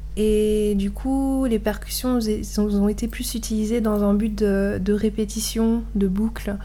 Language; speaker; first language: French; native; French